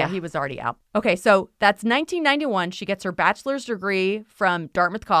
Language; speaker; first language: English; native; English